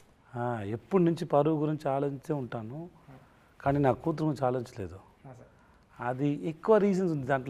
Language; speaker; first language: Telugu; non-native, local second language; Tamil